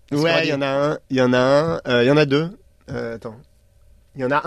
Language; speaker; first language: French; native; French